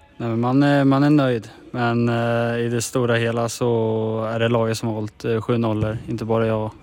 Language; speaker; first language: Swedish; native; Swedish